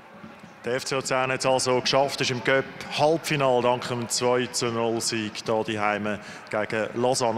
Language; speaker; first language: German; native; German